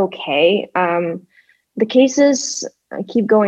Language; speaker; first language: English; non-native, fluent; Russian